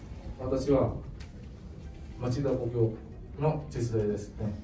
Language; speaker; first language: Japanese; non-native, fluent; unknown